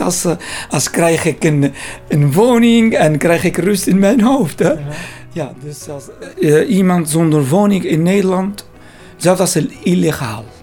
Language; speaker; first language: Dutch; non-native, learner; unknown